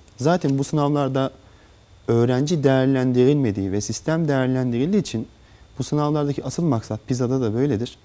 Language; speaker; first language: Turkish; native; Turkish